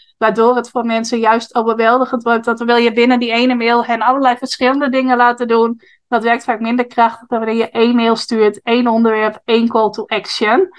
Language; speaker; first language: Dutch; native; Dutch